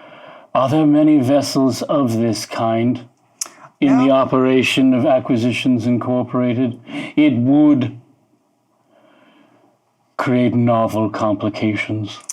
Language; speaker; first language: English; native; English